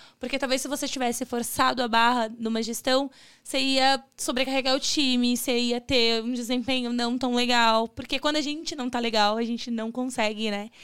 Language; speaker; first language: Portuguese; native; Portuguese